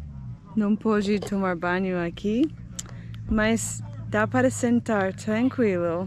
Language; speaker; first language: Portuguese; non-native, learner; English